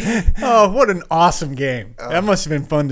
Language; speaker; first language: English; native; English